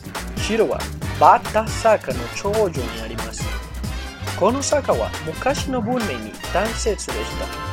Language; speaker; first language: Japanese; non-native, learner; Spanish